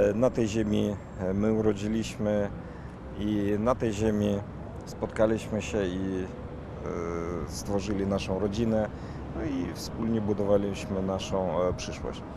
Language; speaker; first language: Polish; early bilingual, heritage; Kazakh